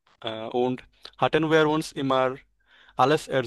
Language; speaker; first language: German; non-native, learner; Bangla